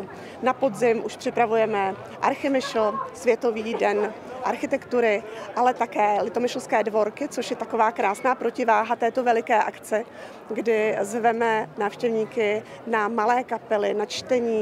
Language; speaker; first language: Czech; native; Czech